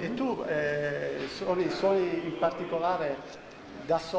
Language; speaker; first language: Italian; native; Italian